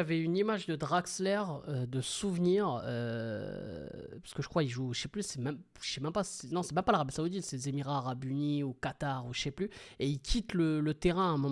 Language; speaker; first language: French; native; French